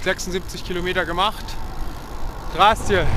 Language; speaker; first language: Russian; non-native, learner; German